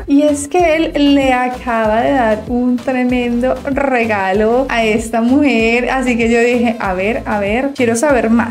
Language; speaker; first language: Spanish; native; Spanish